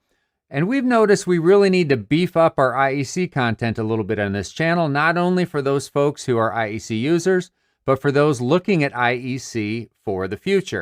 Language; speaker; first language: English; native; English